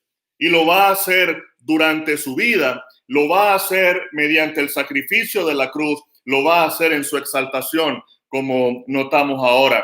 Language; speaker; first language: Spanish; native; Spanish